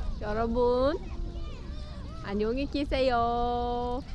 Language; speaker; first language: Korean; non-native, learner; Uzbek